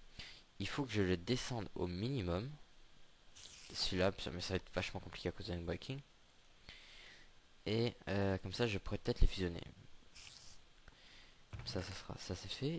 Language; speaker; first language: French; native; French